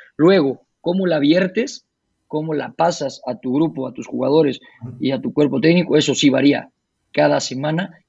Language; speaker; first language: Spanish; native; Spanish